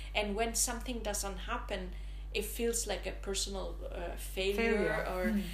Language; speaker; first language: English; non-native, fluent; Italian